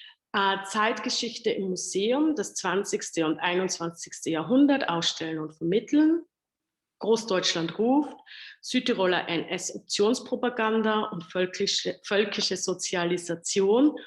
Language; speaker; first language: German; native; German